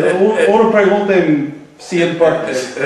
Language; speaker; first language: Spanish; non-native, learner; English